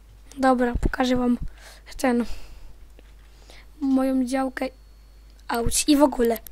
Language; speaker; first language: Polish; native; Polish